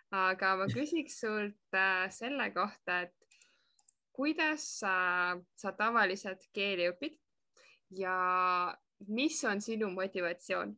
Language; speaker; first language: Estonian; native; Estonian